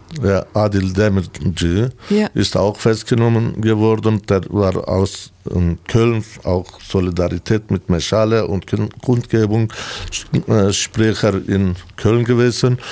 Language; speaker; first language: German; non-native, learner; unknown